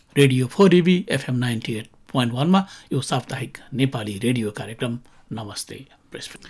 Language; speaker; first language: Nepali; native; Nepali